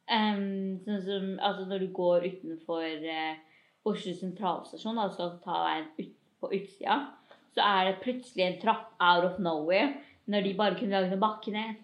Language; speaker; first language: Norwegian; early bilingual, other home language; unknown